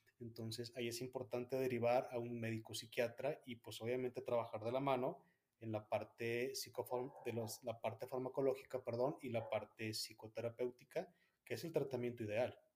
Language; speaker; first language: Spanish; native; Spanish